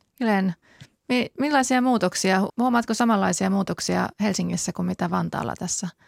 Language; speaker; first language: Finnish; native; Finnish